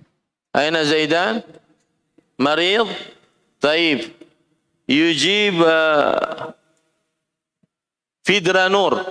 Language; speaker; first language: Arabic; non-native, fluent; Indonesian